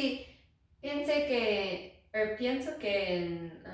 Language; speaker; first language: Spanish; non-native, learner; English